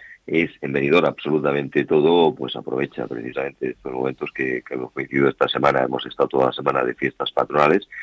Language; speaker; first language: Spanish; native; Spanish